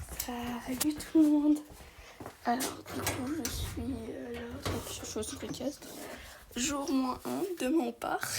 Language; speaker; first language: French; native; French